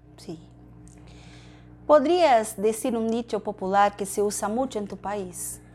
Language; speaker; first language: Spanish; non-native, learner; Portuguese